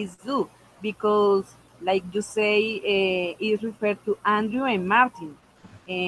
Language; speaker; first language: English; non-native, local second language; Spanish